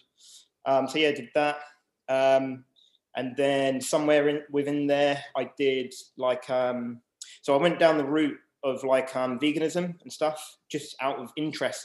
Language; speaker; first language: English; native; English